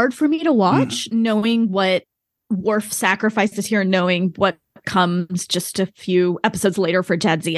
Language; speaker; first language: English; native; English